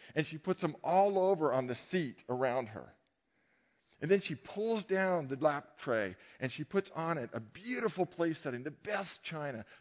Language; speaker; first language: English; native; English